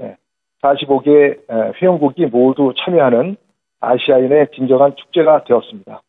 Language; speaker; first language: Korean; native; Korean